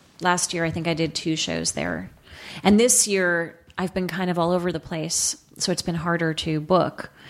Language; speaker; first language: English; native; English